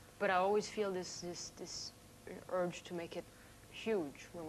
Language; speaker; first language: English; non-native, fluent; French